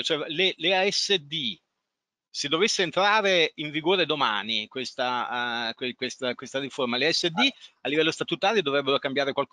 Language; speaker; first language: Italian; native; Italian